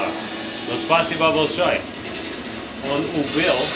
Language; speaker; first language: Russian; non-native, learner; English